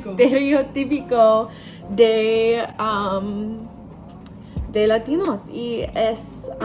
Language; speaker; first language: Spanish; non-native, learner; English